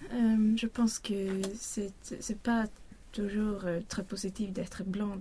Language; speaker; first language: French; non-native, learner; Swedish